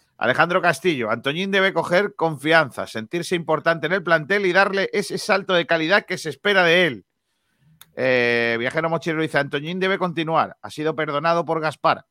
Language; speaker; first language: Spanish; native; Spanish